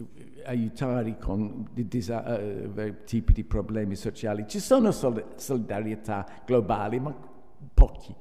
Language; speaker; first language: Italian; non-native, fluent; English